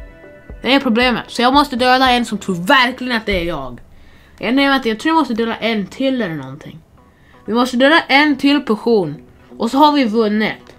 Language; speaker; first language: Swedish; non-native, fluent; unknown